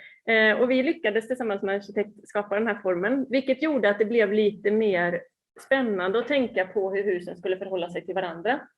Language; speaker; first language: Swedish; native; Swedish